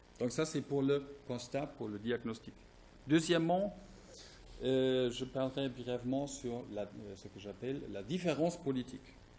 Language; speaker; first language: French; non-native, fluent; German